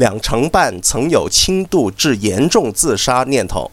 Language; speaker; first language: Chinese; non-native, local second language; Cantonese